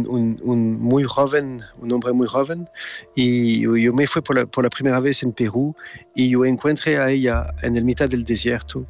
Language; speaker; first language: Spanish; non-native, learner; French